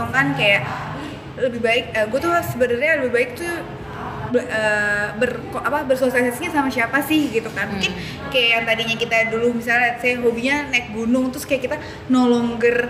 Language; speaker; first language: Indonesian; native; Indonesian